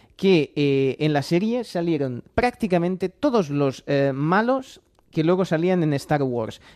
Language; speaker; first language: Spanish; non-native, fluent; English